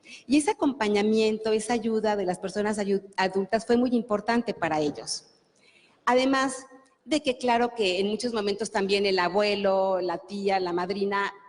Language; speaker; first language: Spanish; native; Spanish